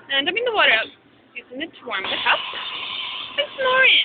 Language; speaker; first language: English; native; English